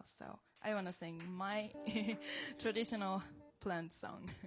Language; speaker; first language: English; non-native, learner; Japanese